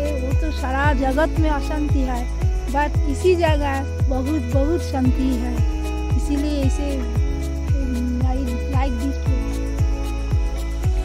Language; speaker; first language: Hindi; non-native, local second language; Bangla